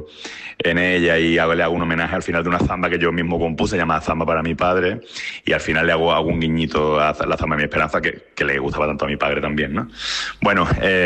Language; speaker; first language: Spanish; native; Spanish